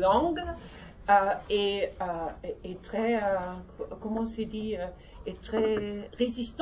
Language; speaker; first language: French; non-native, learner; German